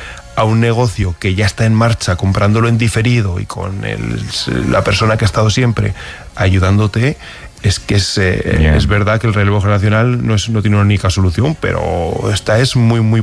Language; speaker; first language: Spanish; native; Spanish